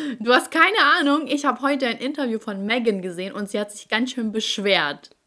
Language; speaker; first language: German; early bilingual, other home language; Ukrainian